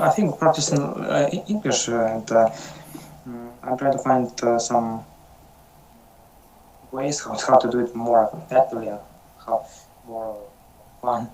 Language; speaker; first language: English; non-native, learner; Russian